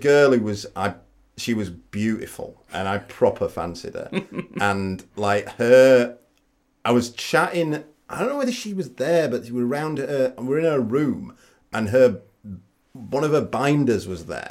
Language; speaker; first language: English; native; English